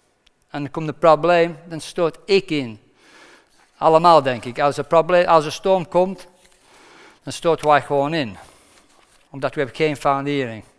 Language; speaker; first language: Dutch; non-native, fluent; English